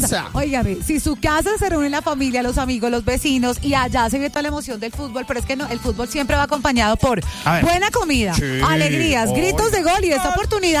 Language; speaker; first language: Spanish; native; Spanish